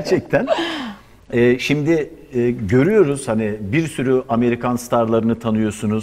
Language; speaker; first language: Turkish; native; Turkish